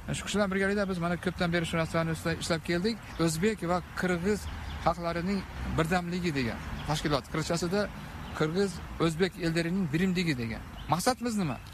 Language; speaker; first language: Uzbek; native; Uzbek